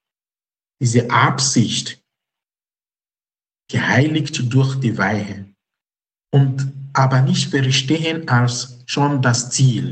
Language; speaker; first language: German; non-native, fluent; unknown